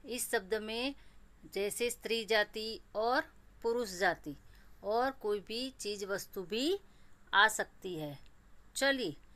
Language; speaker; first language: Hindi; non-native, local second language; Gujarati